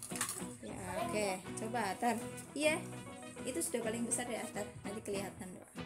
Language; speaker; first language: Indonesian; native; Indonesian